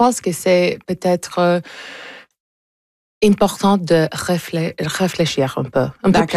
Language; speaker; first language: French; non-native, fluent; English